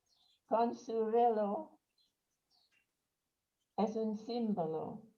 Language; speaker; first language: Spanish; non-native, fluent; English